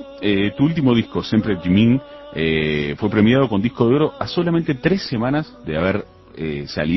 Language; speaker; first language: Spanish; native; Spanish